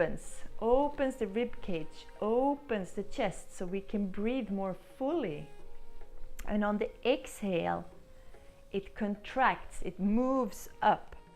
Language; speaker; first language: English; non-native, fluent; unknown